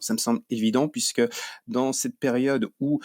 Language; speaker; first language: French; native; French